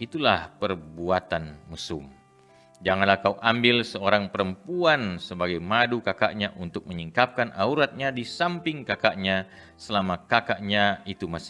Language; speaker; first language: Indonesian; native; Indonesian